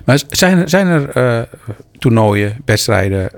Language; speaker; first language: Dutch; native; Dutch